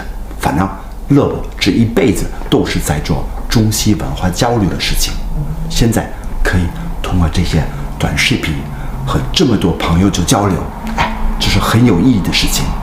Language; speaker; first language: Chinese; non-native, fluent; German